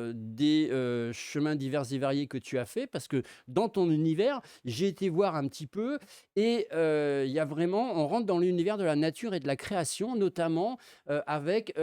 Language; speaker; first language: French; native; French